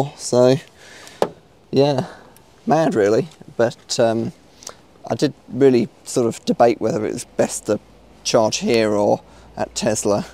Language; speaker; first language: English; native; English